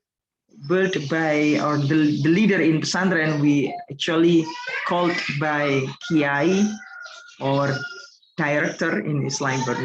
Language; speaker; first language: English; non-native, learner; Indonesian